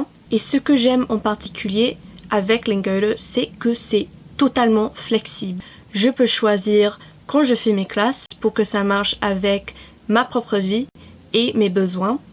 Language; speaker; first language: French; non-native, fluent; English